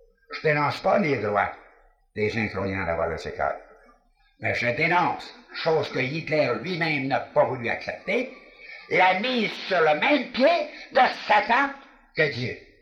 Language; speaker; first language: French; native; French